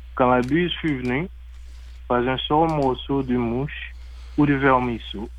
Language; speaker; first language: French; native; French